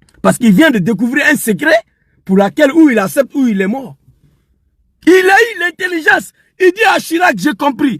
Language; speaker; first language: French; non-native, local second language; Dyula